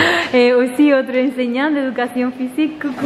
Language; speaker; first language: French; non-native, learner; Spanish